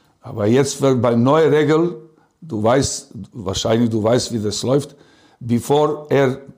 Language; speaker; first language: German; non-native, learner; Serbian